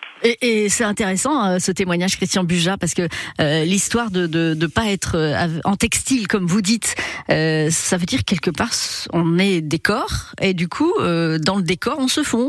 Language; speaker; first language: French; native; French